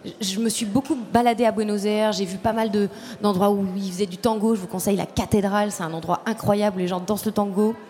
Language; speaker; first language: French; early bilingual, other home language; Spanish